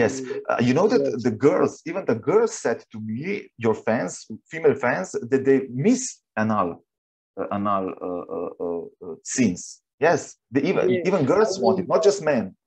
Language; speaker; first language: English; non-native, fluent; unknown